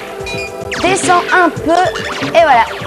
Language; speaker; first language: French; native; French